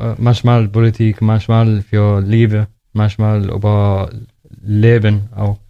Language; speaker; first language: German; non-native, learner; Arabic